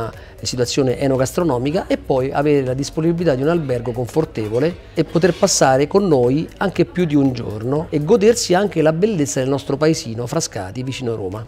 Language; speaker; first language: Italian; native; Italian